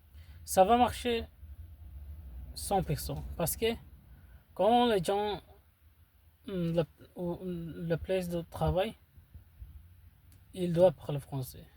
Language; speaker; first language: French; non-native, learner; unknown